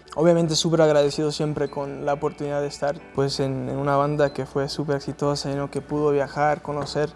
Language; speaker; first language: Spanish; non-native, fluent; English